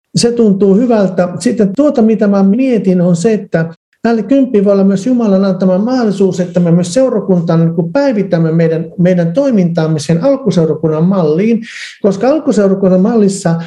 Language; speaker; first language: Finnish; native; Finnish